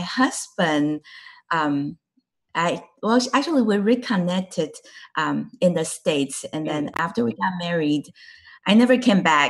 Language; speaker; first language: English; non-native, fluent; Chinese